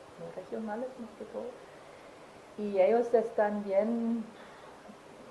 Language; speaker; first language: Spanish; non-native, fluent; German